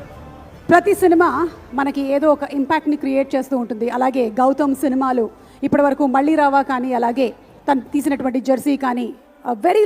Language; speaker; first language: Telugu; native; Telugu